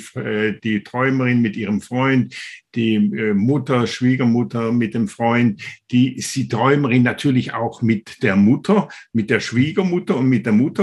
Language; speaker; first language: German; native; German